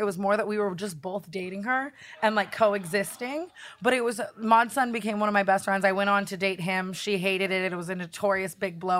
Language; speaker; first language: English; native; English